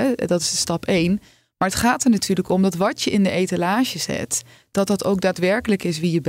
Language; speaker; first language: Dutch; native; Dutch